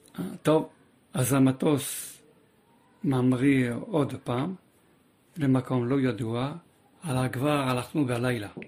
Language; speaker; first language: Hebrew; non-native, fluent; French